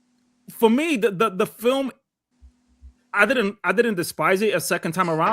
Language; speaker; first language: English; native; English